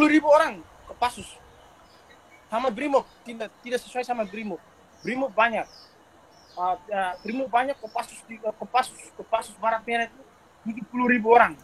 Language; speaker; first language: Indonesian; non-native, local second language; Tetum